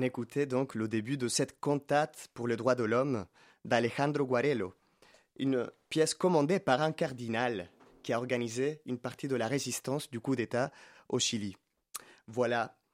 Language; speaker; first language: French; non-native, fluent; Spanish